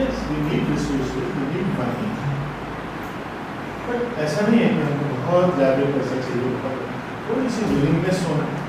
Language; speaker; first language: Hindi; native; Hindi